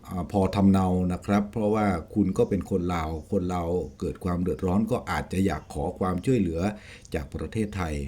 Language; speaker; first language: Thai; native; Thai